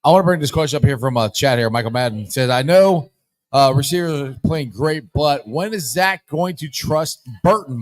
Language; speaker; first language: English; native; English